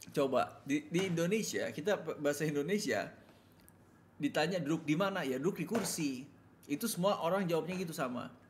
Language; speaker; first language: Indonesian; native; Indonesian